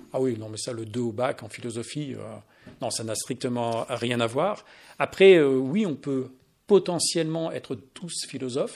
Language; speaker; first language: French; native; French